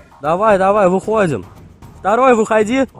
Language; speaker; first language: Russian; native; Russian